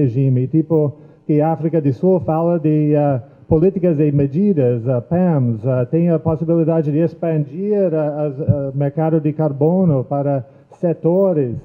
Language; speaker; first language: Portuguese; non-native, fluent; English